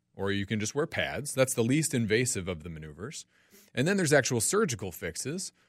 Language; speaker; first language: English; native; English